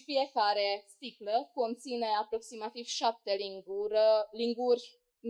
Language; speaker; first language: Romanian; non-native, local second language; Hungarian